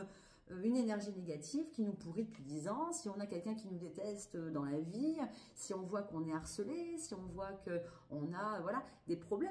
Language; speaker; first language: French; native; French